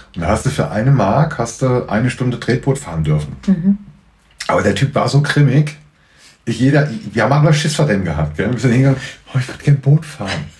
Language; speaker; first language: German; native; German